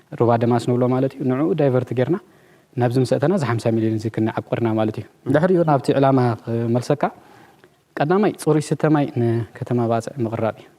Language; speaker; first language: Tigrinya; native; Tigrinya